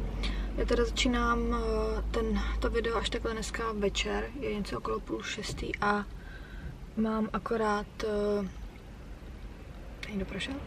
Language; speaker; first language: Czech; native; Czech